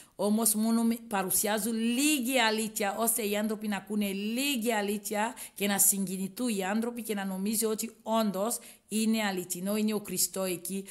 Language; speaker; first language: Greek; non-native, learner; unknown